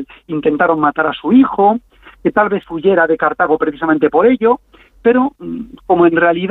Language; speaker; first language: Spanish; native; Spanish